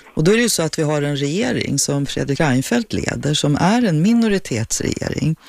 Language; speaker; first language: Swedish; native; Swedish